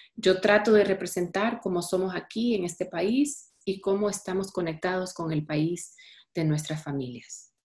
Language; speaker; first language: Spanish; early bilingual, heritage; Spanish